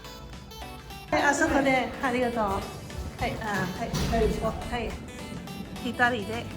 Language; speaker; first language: Japanese; non-native, learner; English